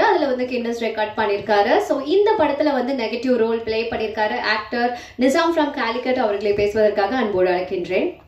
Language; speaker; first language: Tamil; native; Tamil